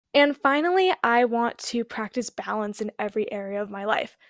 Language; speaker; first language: English; native; English